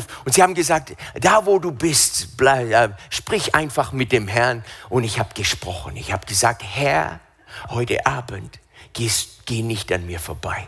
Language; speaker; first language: German; non-native, fluent; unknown